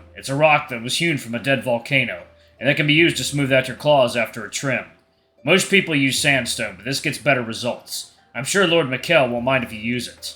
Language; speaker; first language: English; native; English